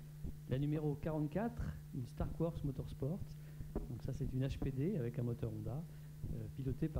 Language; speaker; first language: French; native; French